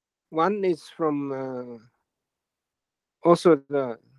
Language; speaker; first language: English; non-native, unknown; Japanese